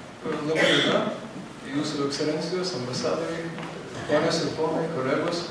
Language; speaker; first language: Lithuanian; native; Lithuanian